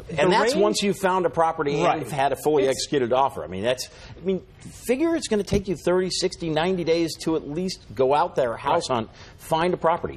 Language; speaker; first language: English; native; English